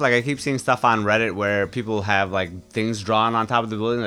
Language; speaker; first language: English; non-native, fluent; Persian